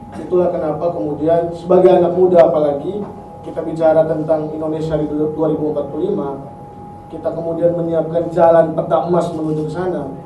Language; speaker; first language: Indonesian; native; Indonesian